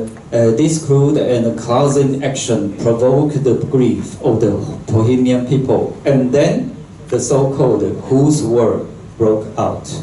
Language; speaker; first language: English; non-native, local second language; Chinese